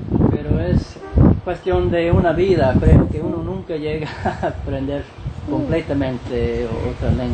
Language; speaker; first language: Spanish; non-native, fluent; English